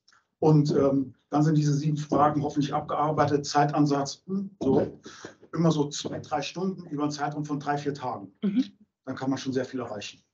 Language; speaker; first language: German; native; German